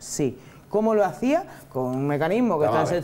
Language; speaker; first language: Spanish; native; Spanish